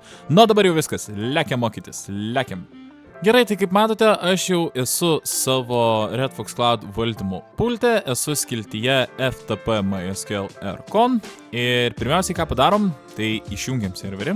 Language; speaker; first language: Lithuanian; native; Lithuanian